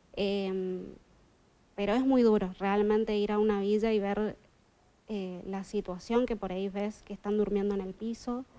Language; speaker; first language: Spanish; native; Spanish